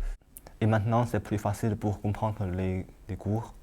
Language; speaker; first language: French; non-native, learner; Chinese